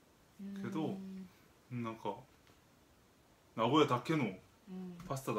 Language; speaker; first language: Japanese; non-native, fluent; Korean